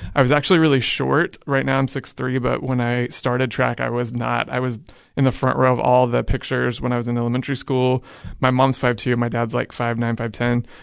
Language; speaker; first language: English; native; English